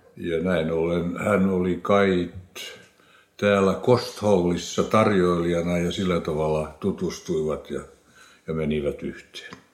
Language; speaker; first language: Finnish; non-native, local second language; Swedish